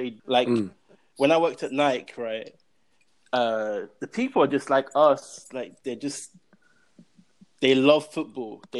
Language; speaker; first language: English; native; English